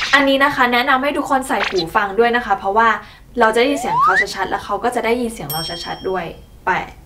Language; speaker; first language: Thai; native; Thai